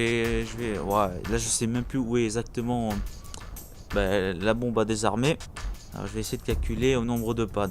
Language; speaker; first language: French; native; French